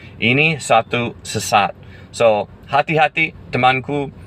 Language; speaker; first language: Indonesian; non-native, fluent; English